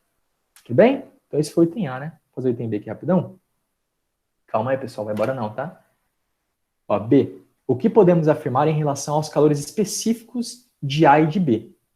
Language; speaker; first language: Portuguese; native; Portuguese